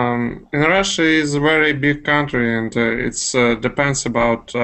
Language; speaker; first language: English; non-native, fluent; Russian